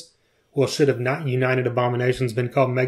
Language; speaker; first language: English; native; English